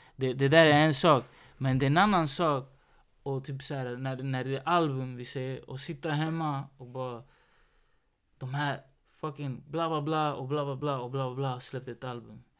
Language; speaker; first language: Swedish; early bilingual, other home language; Spanish